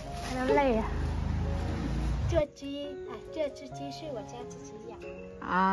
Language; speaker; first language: Chinese; non-native, learner; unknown